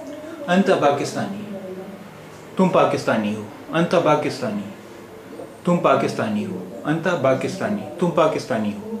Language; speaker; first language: Urdu; native; Urdu